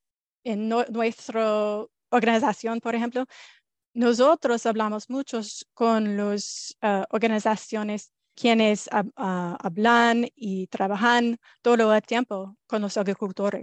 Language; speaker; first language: Spanish; non-native, fluent; English